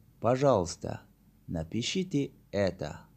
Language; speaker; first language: Russian; non-native, learner; Tajik